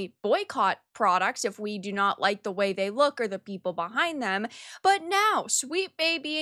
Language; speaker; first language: English; native; English